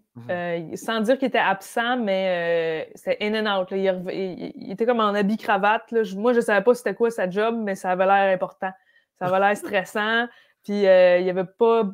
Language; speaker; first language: French; native; French